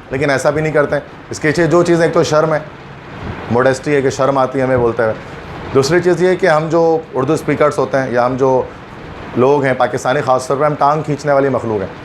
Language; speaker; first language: Urdu; native; Urdu